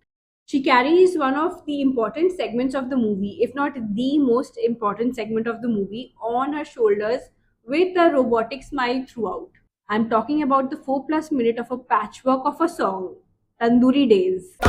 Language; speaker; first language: English; non-native, local second language; Hindi